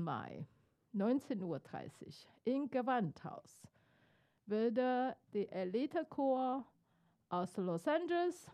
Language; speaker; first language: German; non-native, fluent; Chinese